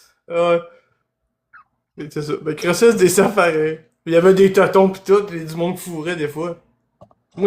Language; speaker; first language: French; native; French